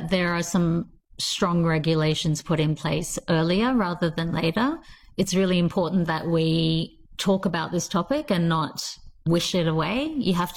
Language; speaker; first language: German; non-native, fluent; English